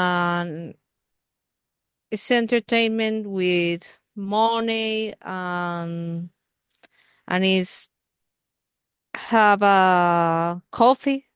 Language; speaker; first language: English; non-native, learner; Spanish